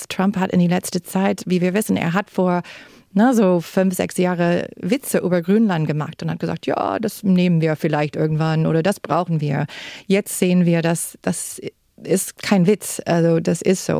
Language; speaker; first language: German; non-native, fluent; English